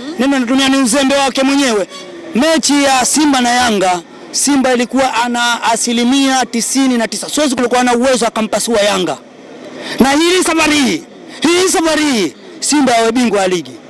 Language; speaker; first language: Swahili; native; Swahili